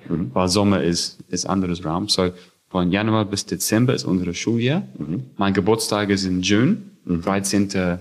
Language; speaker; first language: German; non-native, fluent; English